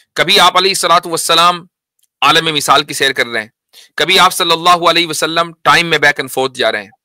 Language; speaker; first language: Hindi; native; Hindi